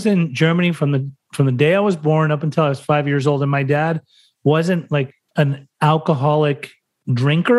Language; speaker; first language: English; early bilingual, other home language; German